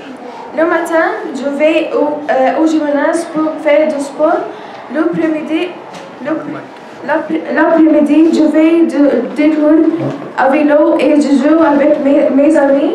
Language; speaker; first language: French; non-native, learner; Arabic